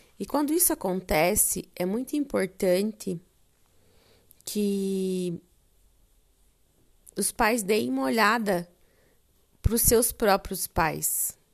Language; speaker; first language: Portuguese; native; Portuguese